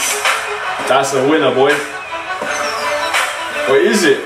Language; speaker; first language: English; native; English